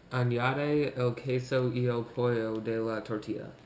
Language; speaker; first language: Spanish; non-native, learner; English